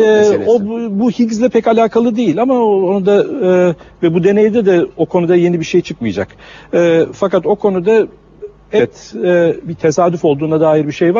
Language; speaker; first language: Turkish; native; Turkish